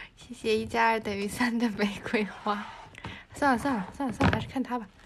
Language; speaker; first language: Chinese; native; Chinese